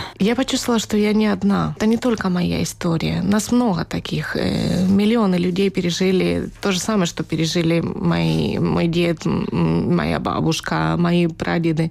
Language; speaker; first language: Russian; early bilingual, heritage; Russian